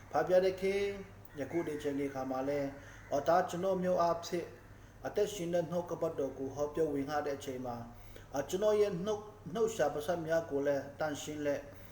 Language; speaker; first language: Burmese; non-native, local second language; Hakha Chin